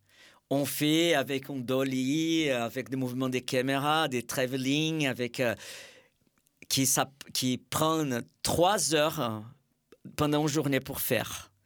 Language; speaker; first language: French; non-native, fluent; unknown